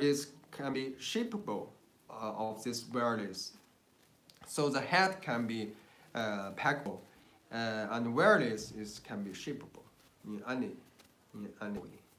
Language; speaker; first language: English; non-native, learner; Chinese